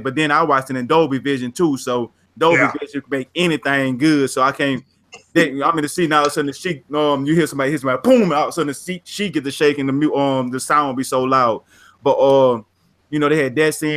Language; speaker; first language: English; native; English